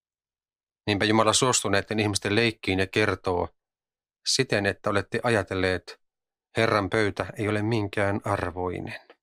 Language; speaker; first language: Finnish; native; Finnish